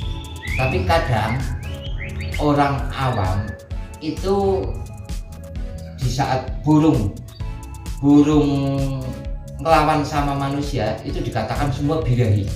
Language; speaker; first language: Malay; non-native, local second language; Javanese